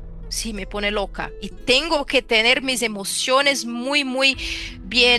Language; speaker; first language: Spanish; non-native, fluent; Portuguese